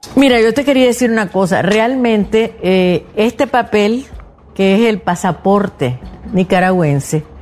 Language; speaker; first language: Spanish; native; Spanish